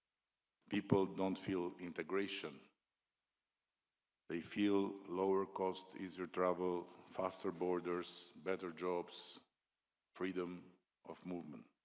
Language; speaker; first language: English; non-native, local second language; Albanian